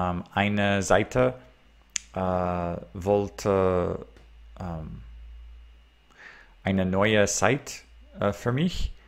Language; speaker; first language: German; non-native, learner; English